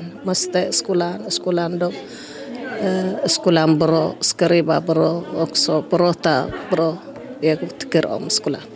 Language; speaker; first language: Swedish; non-native, learner; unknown